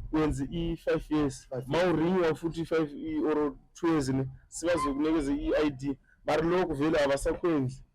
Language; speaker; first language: Zulu; non-native, fluent; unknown